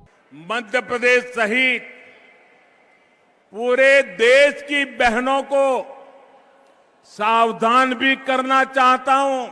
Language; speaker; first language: Hindi; non-native, local second language; Gujarati